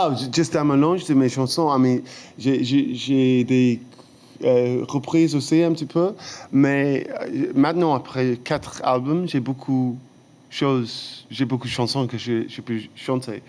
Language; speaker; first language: French; non-native, fluent; English